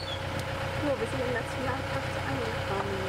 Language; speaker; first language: German; non-native, fluent; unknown